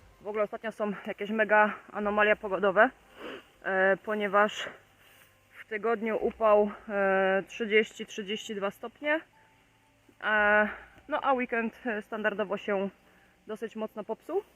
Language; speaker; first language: Polish; native; Polish